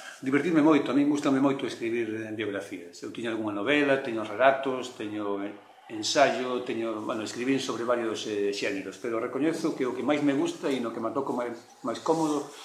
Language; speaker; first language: Galician; non-native, local second language; Spanish